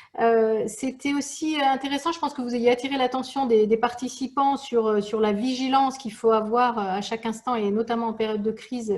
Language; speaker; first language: French; native; French